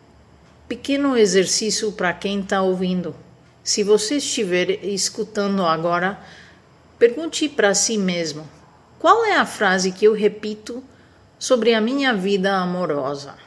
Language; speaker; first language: Portuguese; non-native, fluent; Spanish